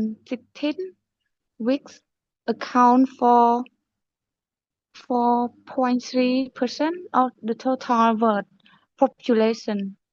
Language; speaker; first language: English; non-native, learner; Khmer